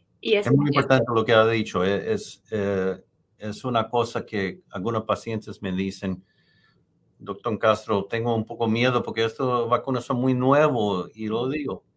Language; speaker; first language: Spanish; non-native, fluent; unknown